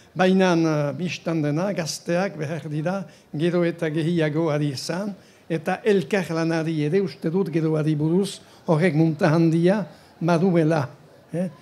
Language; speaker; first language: Basque; native; Basque